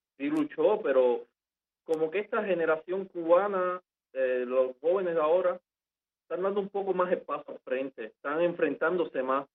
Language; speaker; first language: Spanish; native; Spanish